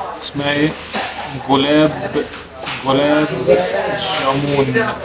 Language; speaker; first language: Arabic; native; Arabic